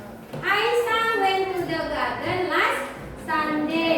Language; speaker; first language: English; non-native, learner; Indonesian